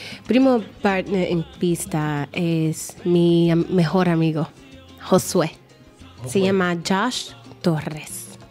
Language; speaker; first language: Italian; non-native, learner; Spanish